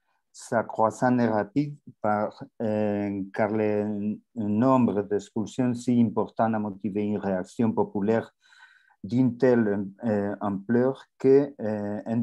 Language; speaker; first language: French; non-native, learner; Spanish